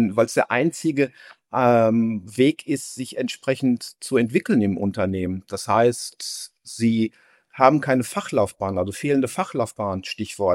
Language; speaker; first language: German; native; German